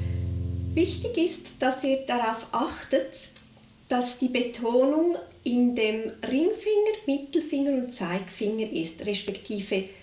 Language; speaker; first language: German; native; German